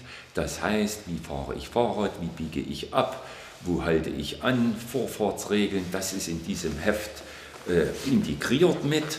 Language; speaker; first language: German; native; German